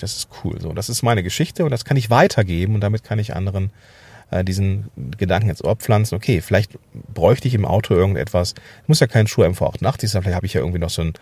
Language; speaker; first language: German; native; German